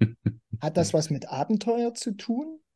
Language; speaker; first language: German; native; German